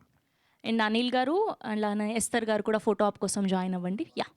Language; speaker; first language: Telugu; native; Telugu